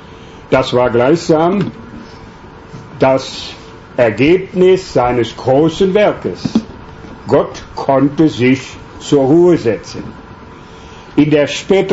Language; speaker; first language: German; native; German